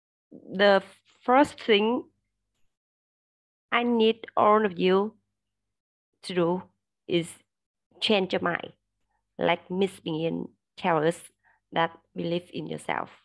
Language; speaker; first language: English; non-native, learner; Vietnamese